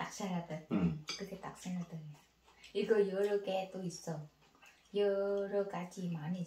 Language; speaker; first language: Korean; non-native, learner; Vietnamese